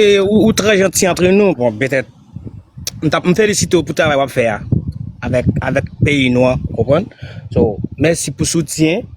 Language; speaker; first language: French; non-native, learner; Haitian Creole